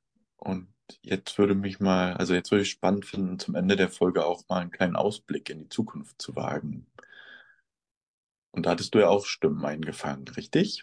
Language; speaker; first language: German; native; German